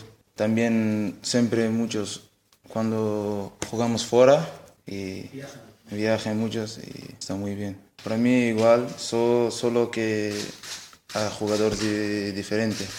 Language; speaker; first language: Spanish; non-native, learner; Portuguese